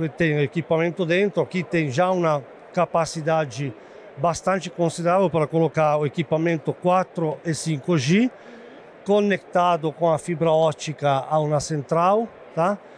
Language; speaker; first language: Portuguese; non-native, fluent; Italian